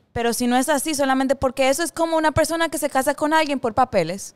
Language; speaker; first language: Spanish; early bilingual, heritage; Spanish